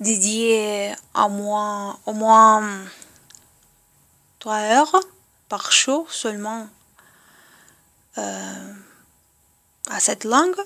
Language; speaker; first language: French; non-native, learner; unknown